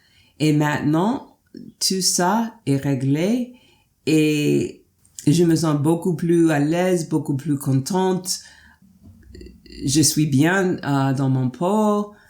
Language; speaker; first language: French; non-native, fluent; English